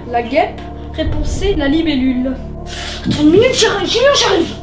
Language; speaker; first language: French; native; French